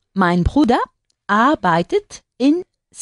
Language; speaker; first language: German; non-native, learner; Spanish